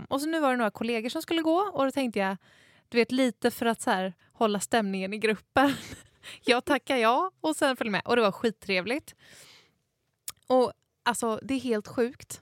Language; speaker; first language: Swedish; native; Swedish